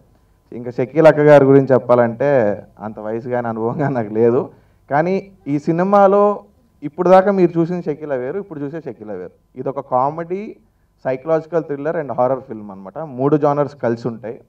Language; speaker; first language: Telugu; native; Telugu